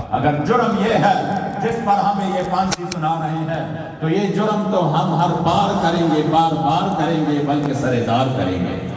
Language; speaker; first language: Urdu; non-native, local second language; Pashto